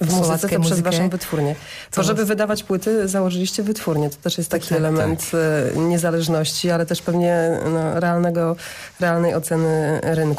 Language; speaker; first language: Polish; native; Polish